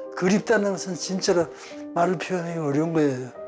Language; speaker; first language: Korean; native; Korean